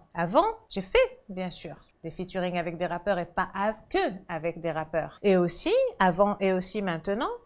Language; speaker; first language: French; non-native, local second language; Arabic